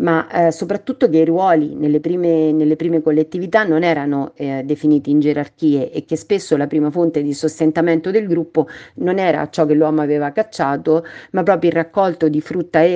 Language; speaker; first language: Italian; native; Italian